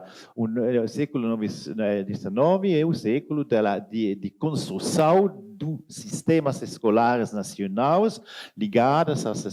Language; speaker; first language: Portuguese; non-native, fluent; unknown